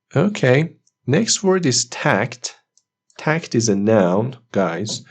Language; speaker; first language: English; non-native, fluent; Persian